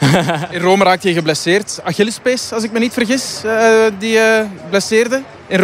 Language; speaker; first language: Dutch; native; Dutch